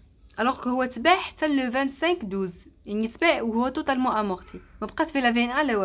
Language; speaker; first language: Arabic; native; Arabic